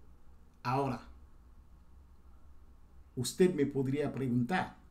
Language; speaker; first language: Spanish; non-native, fluent; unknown